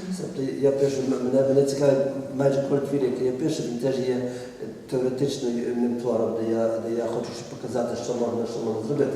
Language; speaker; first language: Ukrainian; early bilingual, heritage; Ukrainian